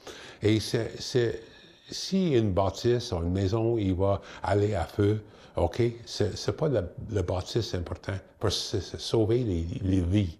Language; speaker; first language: French; non-native, local second language; English